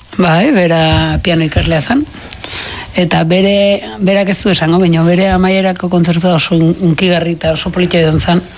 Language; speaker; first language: Basque; native; Basque